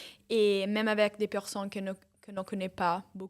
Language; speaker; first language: French; non-native, fluent; Italian